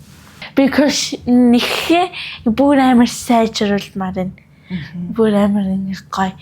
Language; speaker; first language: Mongolian; early bilingual, heritage; Mongolian